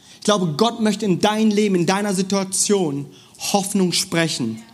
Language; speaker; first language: German; non-native, fluent; Korean